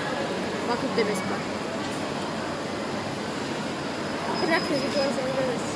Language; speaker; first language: Turkish; non-native, learner; Kazakh